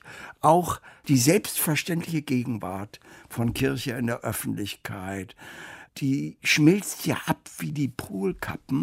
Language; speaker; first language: German; native; German